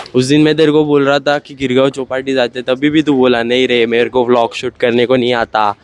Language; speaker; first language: Hindi; non-native, local second language; Marathi